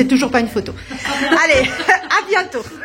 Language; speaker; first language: French; native; French